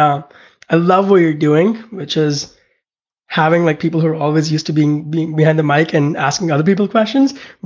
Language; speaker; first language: English; non-native, local second language; Hindi